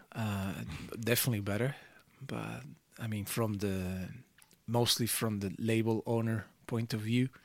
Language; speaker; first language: English; early bilingual, other home language; Portuguese